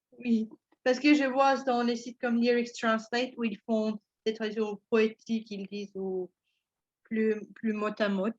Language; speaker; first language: French; non-native, learner; Turkish